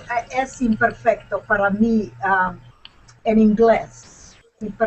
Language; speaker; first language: Spanish; non-native, learner; English